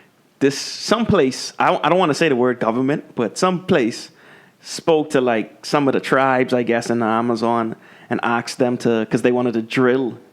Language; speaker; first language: English; native; English